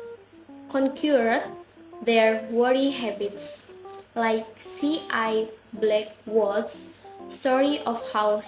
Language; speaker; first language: English; non-native, fluent; Indonesian